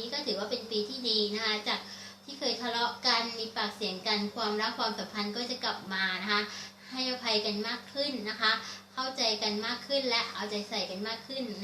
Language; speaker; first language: Thai; native; Thai